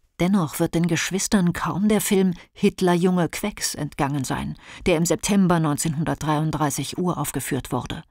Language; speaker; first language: German; native; German